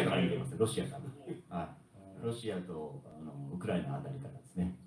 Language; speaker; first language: Japanese; native; Japanese